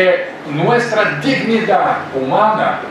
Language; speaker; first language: Spanish; non-native, fluent; Russian